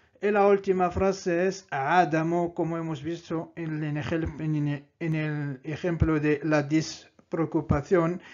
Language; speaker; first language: Spanish; non-native, fluent; Arabic